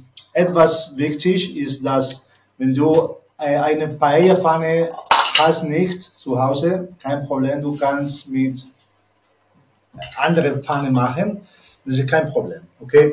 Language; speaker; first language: German; non-native, learner; Spanish